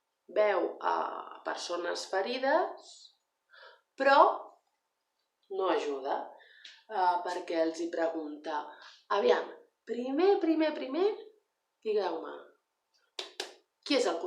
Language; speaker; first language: Catalan; non-native, learner; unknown